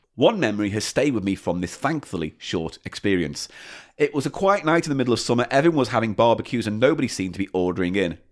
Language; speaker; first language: English; native; English